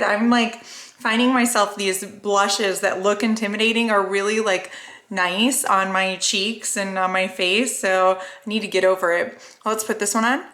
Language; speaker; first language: English; native; English